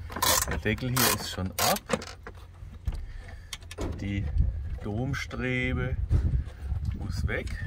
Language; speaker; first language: German; native; German